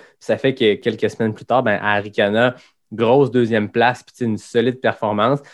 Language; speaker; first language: French; native; French